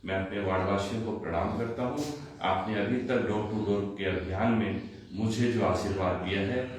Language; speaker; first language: Hindi; non-native, local second language; Bangla